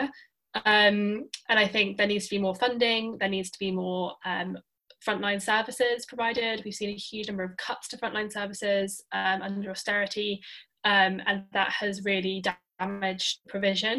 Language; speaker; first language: English; native; English